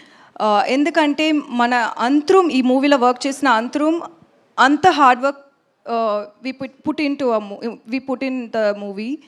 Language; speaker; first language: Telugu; non-native, learner; Tamil